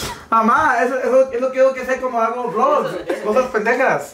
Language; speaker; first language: Spanish; early bilingual, heritage; Spanish